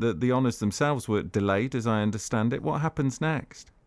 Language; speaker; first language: English; native; English